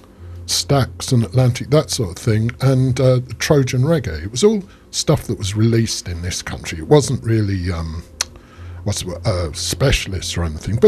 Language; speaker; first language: English; native; English